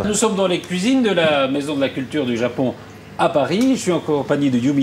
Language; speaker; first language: French; native; French